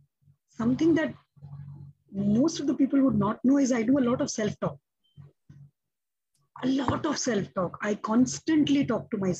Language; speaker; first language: English; non-native, local second language; Gujarati